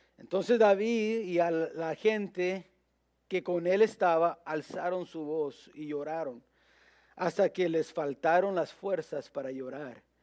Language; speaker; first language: Spanish; early bilingual, heritage; Spanish